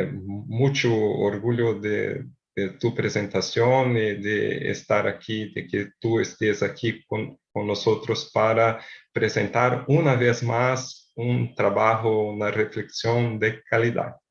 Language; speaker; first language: Spanish; non-native, fluent; Portuguese